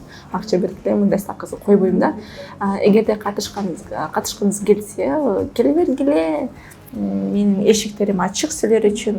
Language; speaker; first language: Kyrgyz; non-native, fluent; Russian